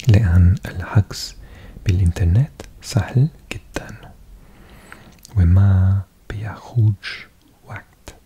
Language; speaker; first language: Arabic; non-native, learner; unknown